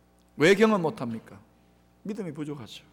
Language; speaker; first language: Korean; native; Korean